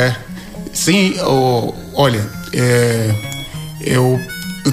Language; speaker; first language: Portuguese; non-native, learner; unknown